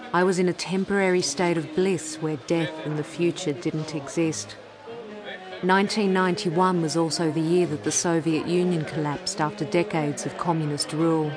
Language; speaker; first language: English; early bilingual, other home language; Greek